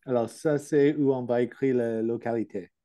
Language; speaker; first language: French; non-native, learner; English